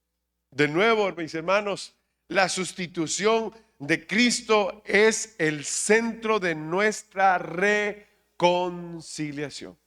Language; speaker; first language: Spanish; native; Spanish